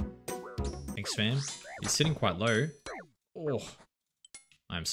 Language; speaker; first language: English; native; English